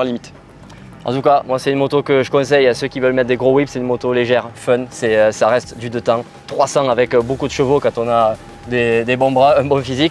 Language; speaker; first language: French; native; French